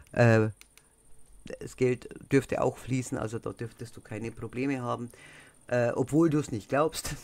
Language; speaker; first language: German; native; German